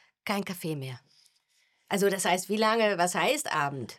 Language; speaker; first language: German; native; German